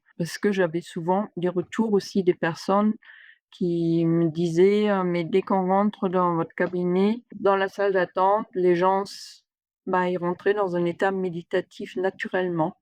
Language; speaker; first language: French; non-native, fluent; German